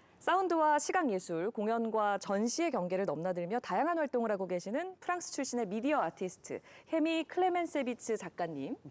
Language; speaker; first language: Korean; native; Korean